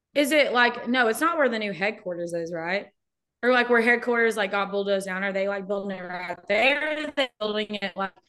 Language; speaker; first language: English; native; English